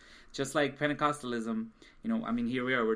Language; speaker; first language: English; native; English